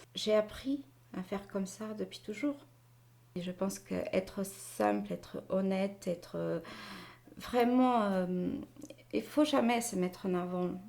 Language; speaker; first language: French; non-native, fluent; Portuguese